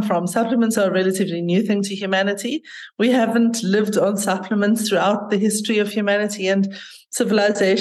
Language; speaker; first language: English; native; English